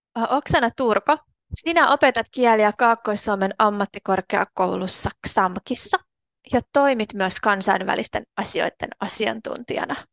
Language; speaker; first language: Finnish; non-native, fluent; Russian